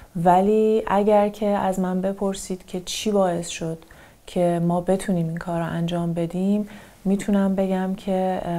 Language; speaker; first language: Persian; native; Persian